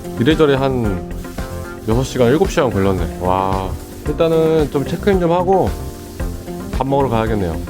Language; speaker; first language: Korean; native; Korean